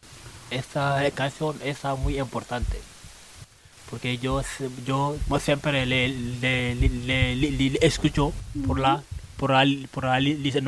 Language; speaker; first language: Spanish; non-native, learner; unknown